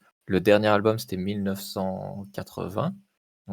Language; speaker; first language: French; native; French